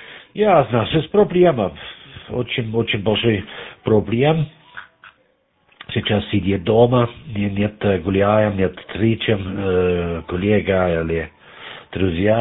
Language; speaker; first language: Russian; non-native, learner; German